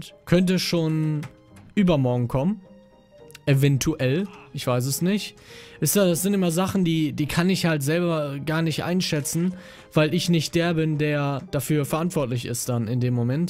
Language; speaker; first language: German; native; German